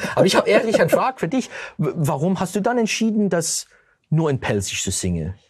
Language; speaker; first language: German; early bilingual, heritage; German